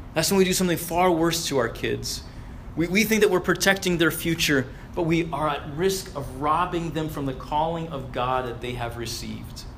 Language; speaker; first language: English; early bilingual, other home language; Arabic